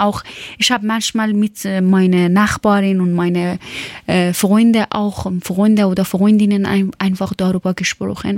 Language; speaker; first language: German; non-native, learner; Persian